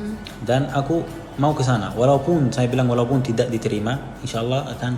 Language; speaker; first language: Indonesian; non-native, fluent; Arabic